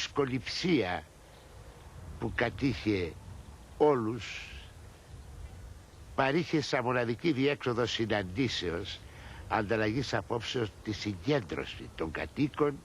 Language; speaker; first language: Greek; native; Greek